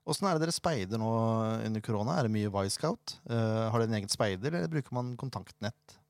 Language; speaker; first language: Norwegian; native; Norwegian